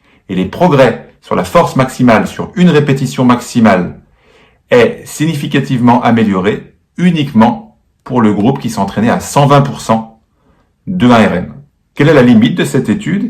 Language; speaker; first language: French; native; French